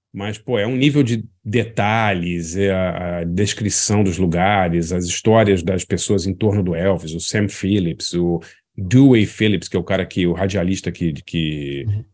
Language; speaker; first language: Portuguese; native; Portuguese